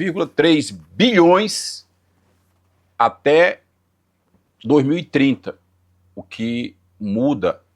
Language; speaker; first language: Portuguese; native; Portuguese